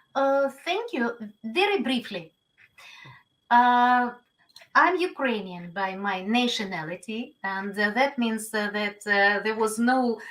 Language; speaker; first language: English; non-native, learner; Ukrainian